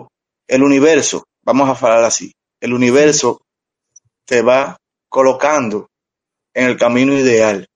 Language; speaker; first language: Portuguese; non-native, learner; Spanish